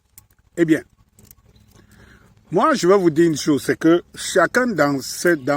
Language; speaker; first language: French; native; French